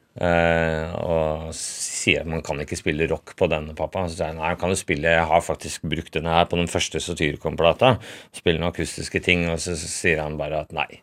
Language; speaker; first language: Norwegian; native; Norwegian